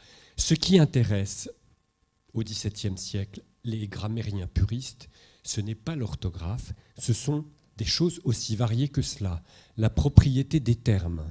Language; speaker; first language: French; native; French